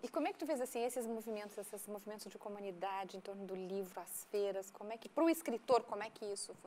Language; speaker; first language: Portuguese; native; Portuguese